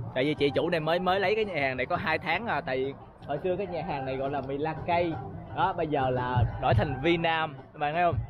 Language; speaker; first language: Vietnamese; native; Vietnamese